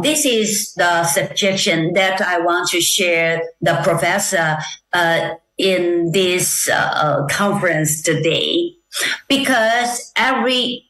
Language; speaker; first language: English; non-native, fluent; Chinese